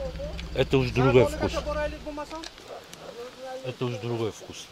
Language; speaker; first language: Russian; non-native, learner; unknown